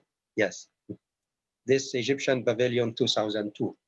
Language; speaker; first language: English; non-native, learner; Arabic